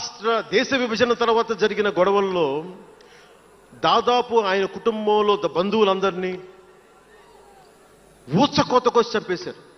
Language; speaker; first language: Telugu; native; Telugu